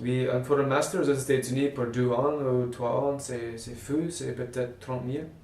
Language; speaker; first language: French; non-native, learner; English